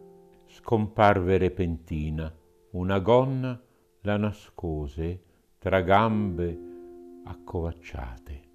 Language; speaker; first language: Italian; native; Italian